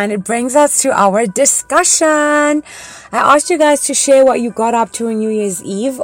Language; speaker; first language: English; non-native, local second language; Venda